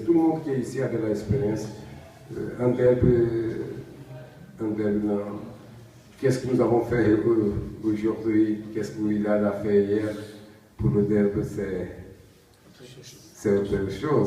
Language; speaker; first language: French; non-native, learner; Portuguese